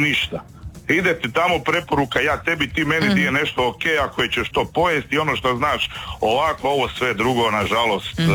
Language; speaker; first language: Serbian; native; Serbian